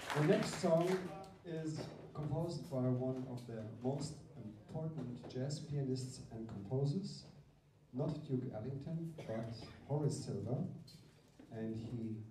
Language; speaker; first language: English; non-native, fluent; German